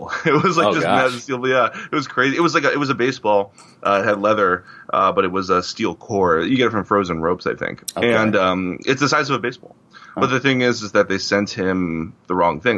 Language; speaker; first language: English; native; English